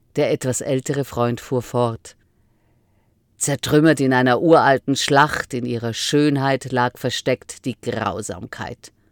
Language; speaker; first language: German; native; German